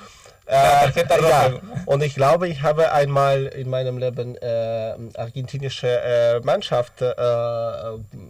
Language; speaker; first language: German; non-native, learner; Russian